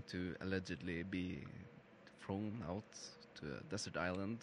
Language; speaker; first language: English; non-native, fluent; Norwegian